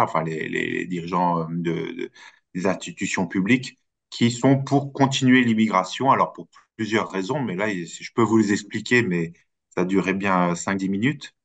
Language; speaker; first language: French; native; French